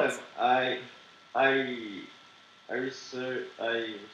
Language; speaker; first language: English; non-native, learner; Portuguese